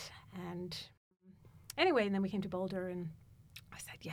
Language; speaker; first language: English; native; English